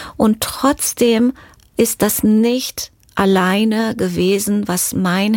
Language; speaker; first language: German; non-native, fluent; Romanian